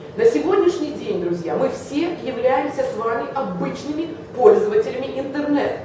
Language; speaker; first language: Russian; native; Russian